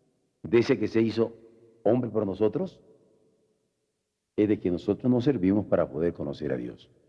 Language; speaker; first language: Spanish; native; Spanish